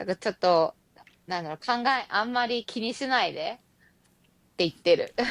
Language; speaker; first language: Japanese; native; Japanese